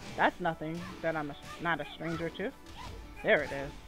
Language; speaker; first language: English; native; English